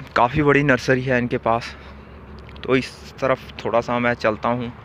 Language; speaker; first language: Hindi; native; Hindi